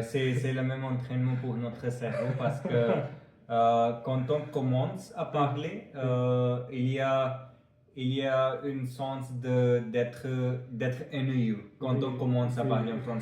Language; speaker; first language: French; non-native, fluent; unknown